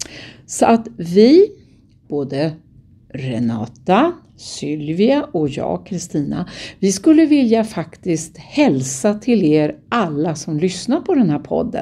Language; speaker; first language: Swedish; native; Swedish